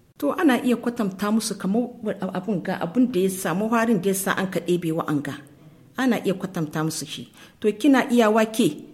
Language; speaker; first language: Hausa; native; Hausa